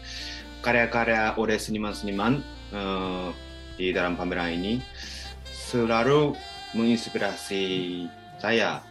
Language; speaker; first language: Indonesian; non-native, fluent; Japanese